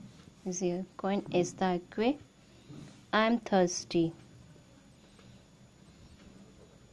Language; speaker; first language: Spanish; non-native, learner; Hindi